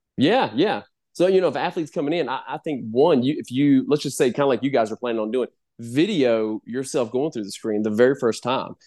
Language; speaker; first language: English; native; English